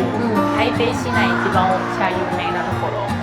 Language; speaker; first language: Japanese; non-native, fluent; Chinese